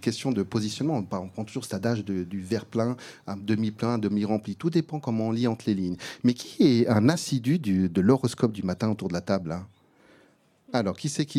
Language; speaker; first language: French; native; French